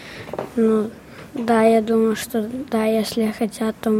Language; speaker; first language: Russian; early bilingual, heritage; Russian